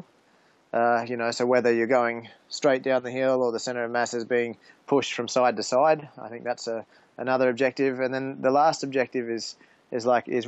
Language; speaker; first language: English; native; English